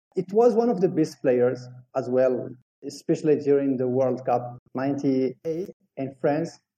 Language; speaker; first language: English; non-native, fluent; Arabic